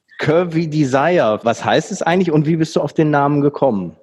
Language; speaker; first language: German; native; German